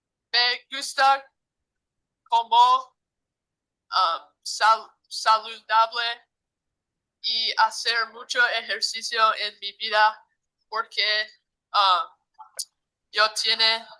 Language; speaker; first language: Spanish; non-native, learner; English